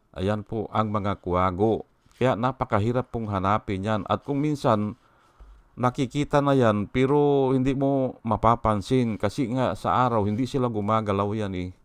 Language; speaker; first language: Filipino; non-native, local second language; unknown